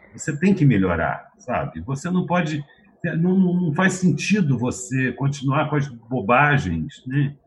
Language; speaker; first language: Portuguese; native; Portuguese